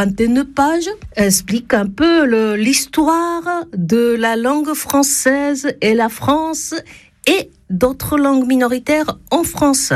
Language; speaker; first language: French; non-native, fluent; Japanese